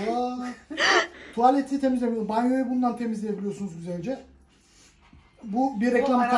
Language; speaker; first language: Turkish; native; Turkish